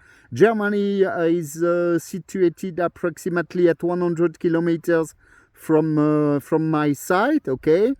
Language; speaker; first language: English; non-native, learner; French